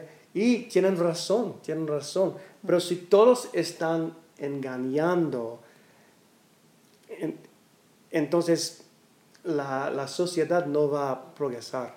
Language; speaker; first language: Spanish; non-native, learner; English